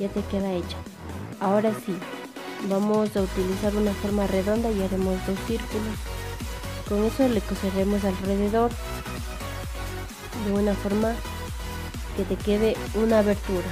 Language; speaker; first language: Spanish; native; Spanish